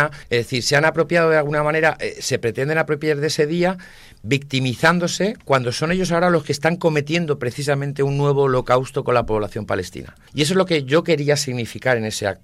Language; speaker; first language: Spanish; native; Spanish